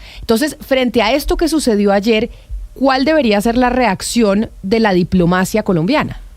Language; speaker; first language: Spanish; native; Spanish